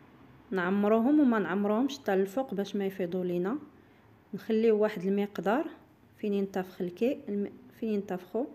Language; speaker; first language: Arabic; native; Arabic